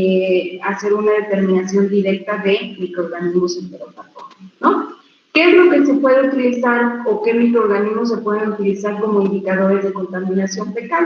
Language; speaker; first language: Spanish; native; Spanish